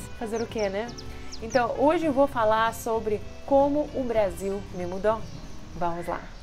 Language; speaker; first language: Portuguese; non-native, fluent; Russian